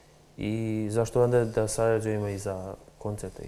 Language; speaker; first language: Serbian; non-native, local second language; Albanian